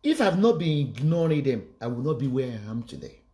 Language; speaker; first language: English; non-native, local second language; Yoruba